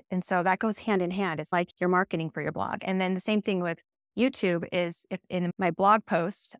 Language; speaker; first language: English; native; English